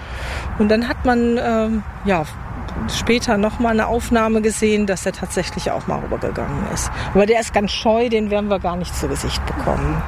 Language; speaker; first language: German; native; German